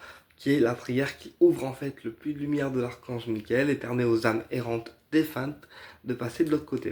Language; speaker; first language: French; native; French